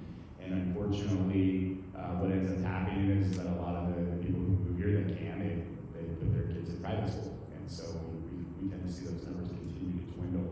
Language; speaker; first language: English; native; English